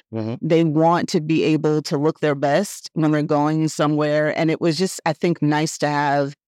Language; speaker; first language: English; native; English